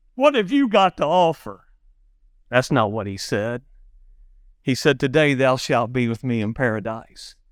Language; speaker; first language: English; native; English